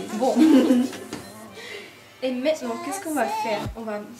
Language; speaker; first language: French; non-native, learner; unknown